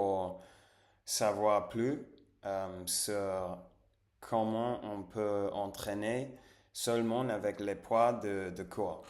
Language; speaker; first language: French; non-native, fluent; Spanish